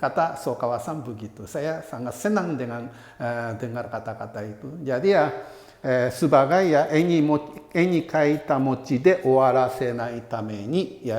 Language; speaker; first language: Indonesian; non-native, fluent; Japanese